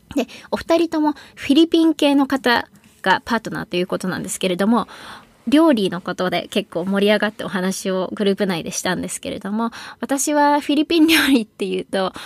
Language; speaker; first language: Japanese; native; Japanese